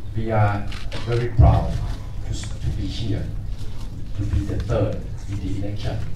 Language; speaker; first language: English; non-native, fluent; Thai